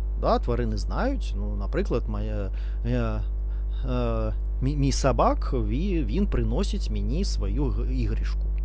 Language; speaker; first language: Ukrainian; non-native, learner; Russian